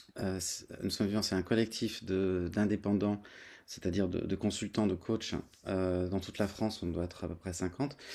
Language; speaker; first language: French; native; French